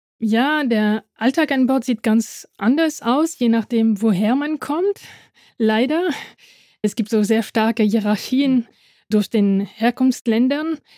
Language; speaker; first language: German; non-native, fluent; French